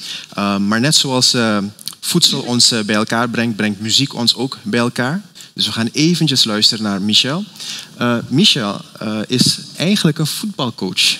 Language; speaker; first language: Dutch; native; Dutch